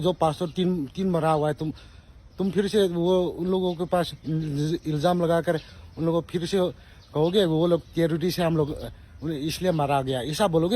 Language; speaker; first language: Hindi; non-native, local second language; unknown